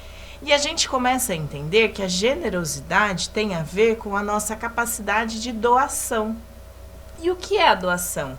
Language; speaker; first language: Portuguese; native; Portuguese